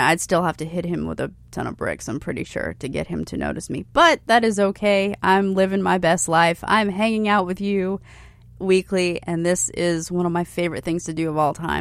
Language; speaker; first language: English; native; English